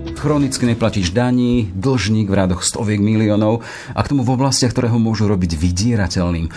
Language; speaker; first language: Slovak; native; Slovak